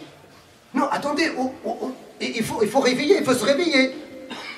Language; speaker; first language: French; non-native, fluent; Arabic